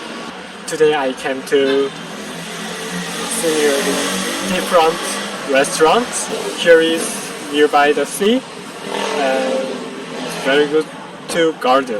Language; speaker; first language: English; non-native, learner; Korean